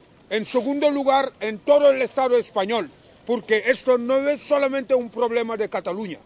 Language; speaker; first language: Spanish; non-native, fluent; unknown